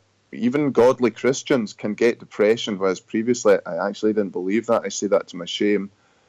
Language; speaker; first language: English; native; English